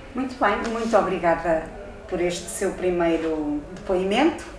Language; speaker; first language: Portuguese; native; Portuguese